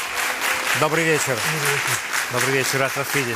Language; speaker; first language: Russian; native; Russian